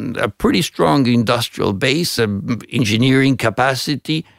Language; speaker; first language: English; non-native, fluent; Spanish